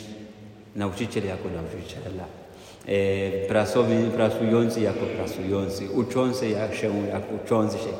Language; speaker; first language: Polish; non-native, fluent; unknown